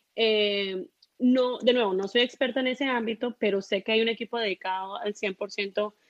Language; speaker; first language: Spanish; early bilingual, heritage; Spanish